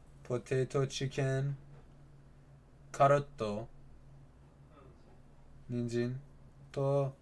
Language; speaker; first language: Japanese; non-native, learner; Persian